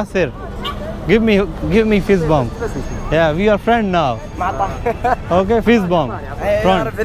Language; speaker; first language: English; non-native, local second language; Urdu